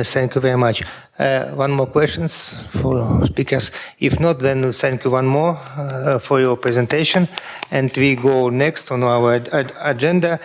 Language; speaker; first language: English; non-native, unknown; Russian